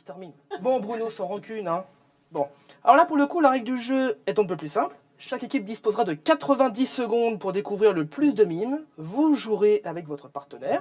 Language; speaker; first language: French; native; French